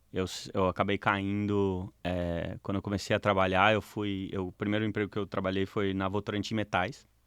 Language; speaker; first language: Portuguese; native; Portuguese